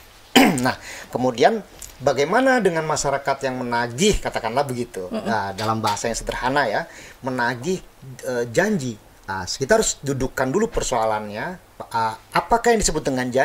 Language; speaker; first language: Indonesian; native; Indonesian